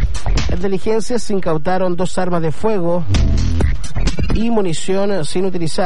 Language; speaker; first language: Spanish; native; Spanish